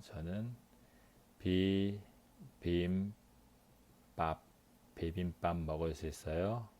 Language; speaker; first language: Korean; non-native, learner; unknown